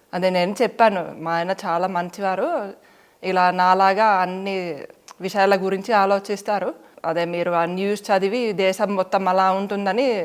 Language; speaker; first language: Telugu; non-native, fluent; Finnish